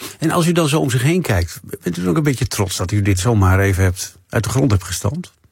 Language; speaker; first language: Dutch; native; Dutch